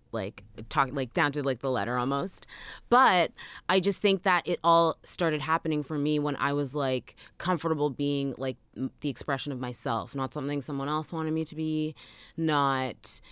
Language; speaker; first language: English; native; English